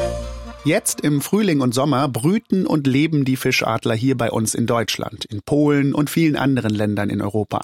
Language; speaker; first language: German; native; German